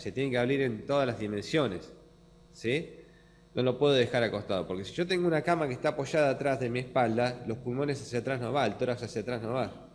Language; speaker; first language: Spanish; native; Spanish